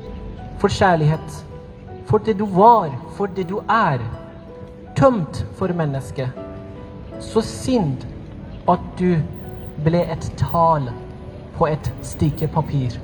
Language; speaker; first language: Norwegian; non-native, learner; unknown